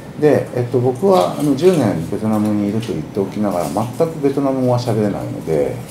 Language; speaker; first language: Japanese; native; Japanese